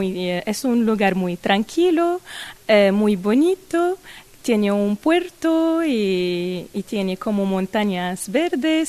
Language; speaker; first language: Spanish; non-native, fluent; Arabic